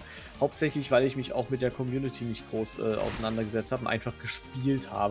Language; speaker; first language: German; native; German